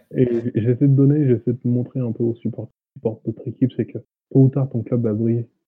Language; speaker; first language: French; native; French